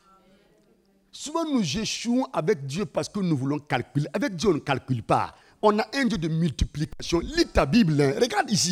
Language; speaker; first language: French; non-native, local second language; Mossi